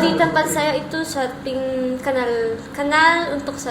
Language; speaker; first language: Indonesian; non-native, learner; Filipino